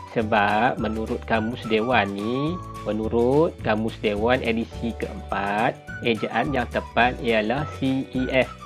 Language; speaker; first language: Malay; native; Malay